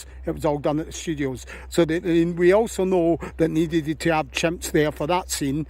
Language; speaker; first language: English; native; English